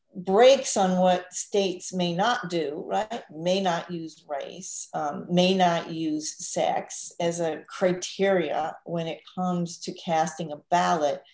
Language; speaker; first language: English; native; English